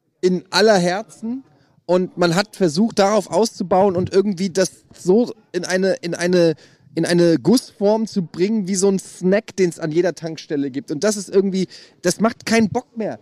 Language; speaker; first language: German; native; German